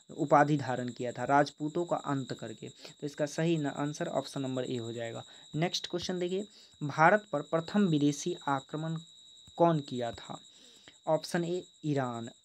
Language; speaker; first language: Hindi; native; Hindi